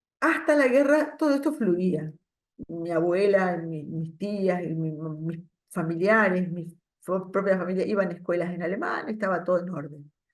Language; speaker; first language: Spanish; non-native, local second language; German